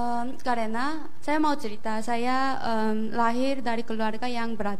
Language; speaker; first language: Indonesian; non-native, fluent; Korean